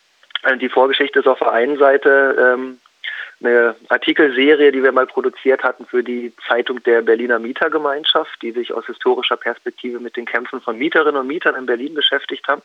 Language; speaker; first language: German; native; German